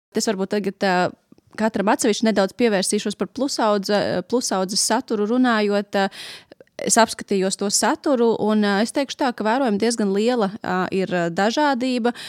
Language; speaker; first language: Latvian; native; Latvian